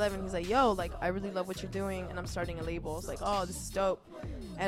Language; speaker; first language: English; early bilingual, other home language; Spanish